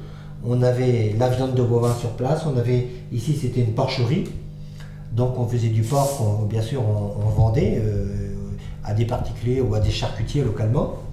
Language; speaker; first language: French; native; French